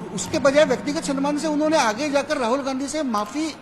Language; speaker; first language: Hindi; non-native, local second language; Marathi